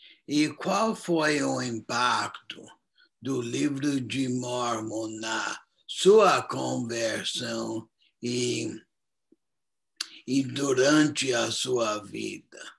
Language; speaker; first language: Portuguese; non-native, fluent; English